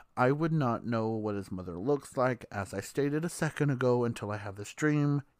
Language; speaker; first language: English; native; English